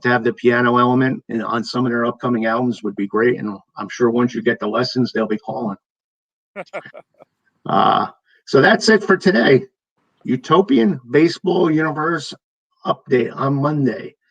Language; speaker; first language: English; native; English